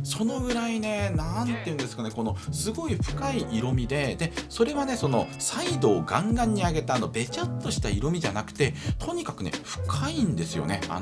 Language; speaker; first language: Japanese; native; Japanese